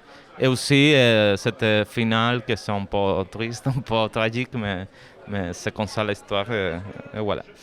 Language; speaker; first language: French; non-native, learner; Spanish